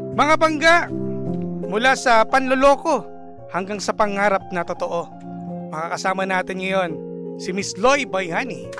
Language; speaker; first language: Filipino; native; Filipino